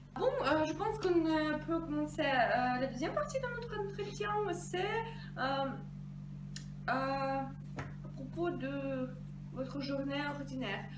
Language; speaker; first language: French; non-native, fluent; Russian